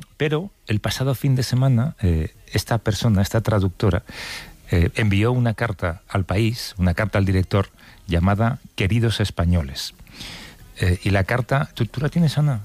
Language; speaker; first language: Spanish; native; Spanish